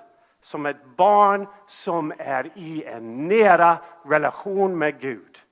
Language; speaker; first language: Swedish; non-native, fluent; English